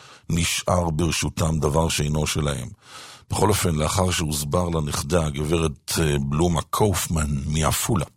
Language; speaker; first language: Hebrew; native; Hebrew